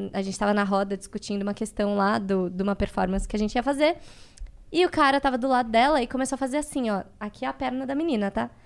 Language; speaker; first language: Portuguese; native; Portuguese